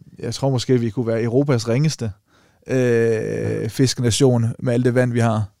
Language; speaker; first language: Danish; native; Danish